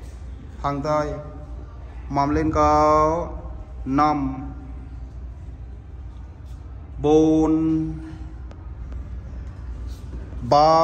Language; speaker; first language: Vietnamese; non-native, learner; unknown